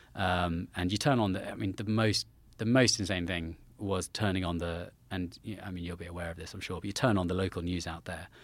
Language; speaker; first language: English; native; English